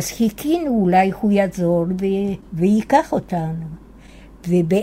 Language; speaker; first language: Hebrew; non-native, fluent; Yiddish